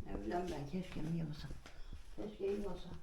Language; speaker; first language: Turkish; native; Turkish